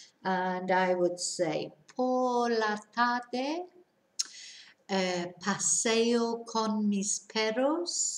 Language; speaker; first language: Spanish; non-native, fluent; English